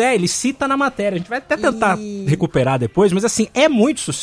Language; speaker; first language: Portuguese; native; Portuguese